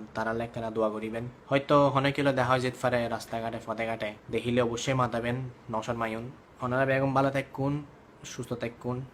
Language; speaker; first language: Bangla; native; Bangla